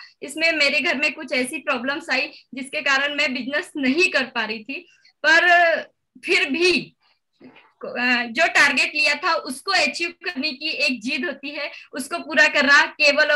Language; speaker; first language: Hindi; native; Hindi